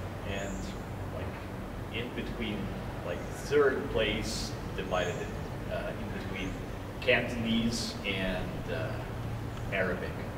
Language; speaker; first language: English; non-native, fluent; Ukrainian